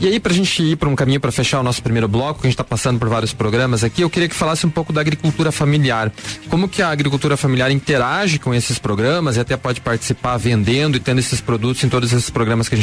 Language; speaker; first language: Portuguese; native; Portuguese